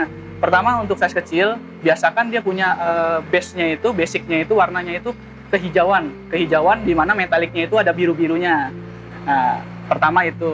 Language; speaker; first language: Indonesian; native; Indonesian